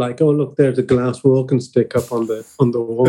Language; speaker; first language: English; native; English